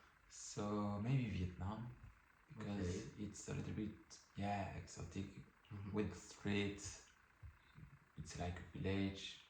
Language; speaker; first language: English; non-native, learner; French